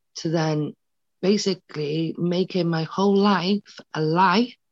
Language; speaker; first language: English; native; English